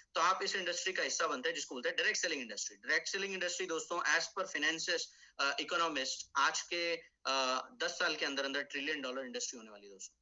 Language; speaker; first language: Hindi; native; Hindi